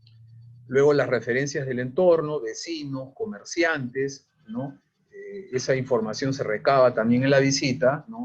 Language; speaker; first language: Spanish; native; Spanish